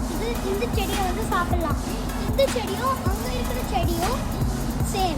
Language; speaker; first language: Tamil; early bilingual, heritage; Tamil